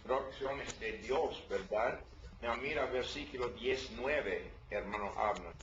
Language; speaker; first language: Spanish; non-native, learner; English